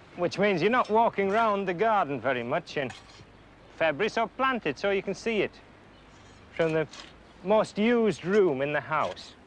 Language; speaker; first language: English; native; English